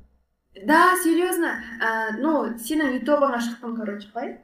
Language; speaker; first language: Russian; non-native, local second language; Kazakh